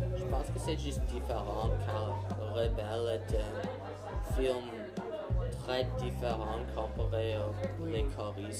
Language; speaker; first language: French; non-native, learner; English